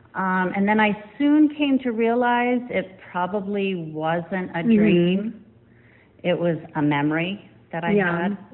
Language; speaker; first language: English; native; English